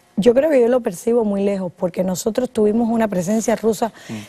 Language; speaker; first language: Spanish; native; Spanish